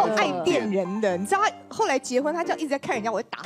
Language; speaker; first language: Chinese; native; Chinese